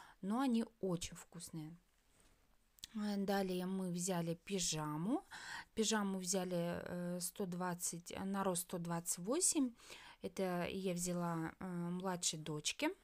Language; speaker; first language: Russian; native; Russian